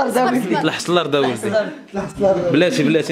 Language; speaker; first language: Arabic; native; Arabic